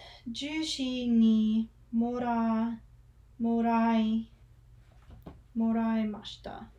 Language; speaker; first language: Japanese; non-native, learner; English